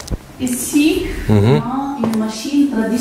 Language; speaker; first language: French; non-native, local second language; Arabic